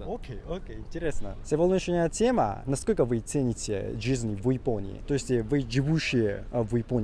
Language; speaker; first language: Russian; non-native, fluent; Japanese